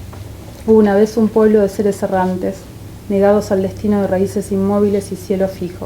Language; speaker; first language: Spanish; native; Spanish